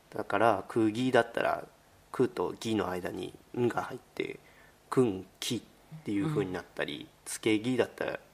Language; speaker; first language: Japanese; native; Japanese